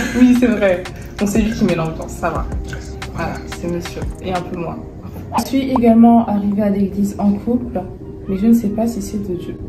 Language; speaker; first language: French; native; French